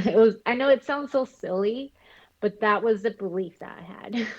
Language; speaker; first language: English; early bilingual, other home language; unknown